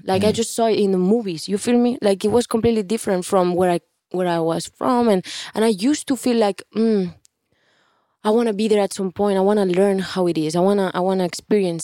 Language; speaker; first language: English; non-native, fluent; Spanish